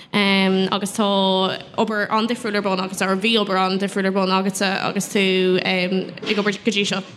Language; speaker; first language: Irish; non-native, local second language; English